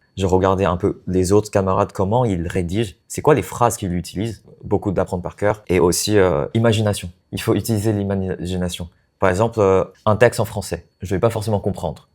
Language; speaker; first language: French; non-native, fluent; Chinese